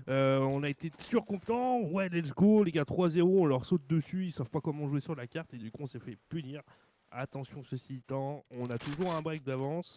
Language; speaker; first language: French; native; French